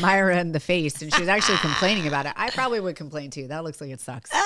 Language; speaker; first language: English; native; English